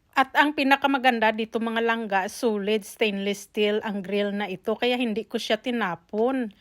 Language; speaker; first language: Filipino; non-native, local second language; Hiligaynon